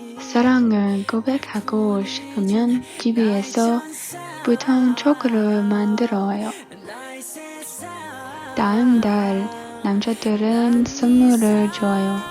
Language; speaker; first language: Korean; non-native, learner; English